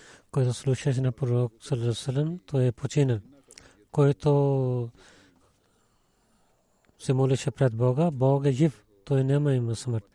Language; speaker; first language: Bulgarian; non-native, learner; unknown